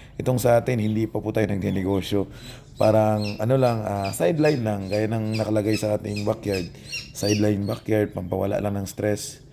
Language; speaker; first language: Filipino; non-native, local second language; Cebuano